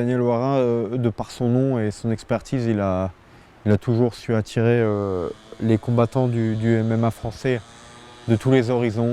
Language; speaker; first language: French; native; French